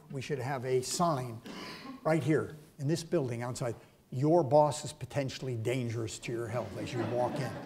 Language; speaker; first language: English; native; English